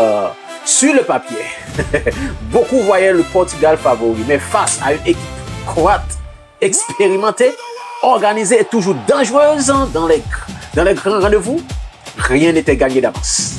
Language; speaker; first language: French; non-native, local second language; Haitian Creole